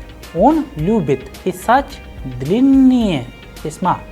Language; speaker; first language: Russian; non-native, fluent; Hindi